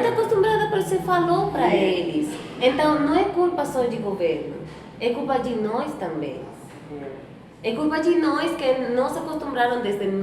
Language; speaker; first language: Portuguese; non-native, fluent; Spanish